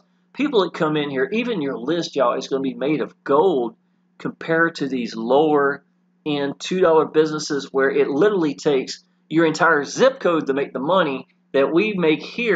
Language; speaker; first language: English; native; English